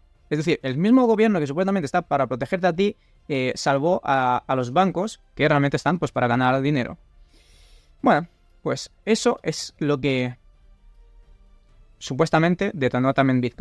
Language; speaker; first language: Spanish; native; Spanish